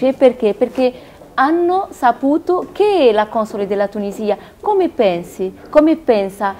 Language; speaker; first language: Italian; non-native, learner; Arabic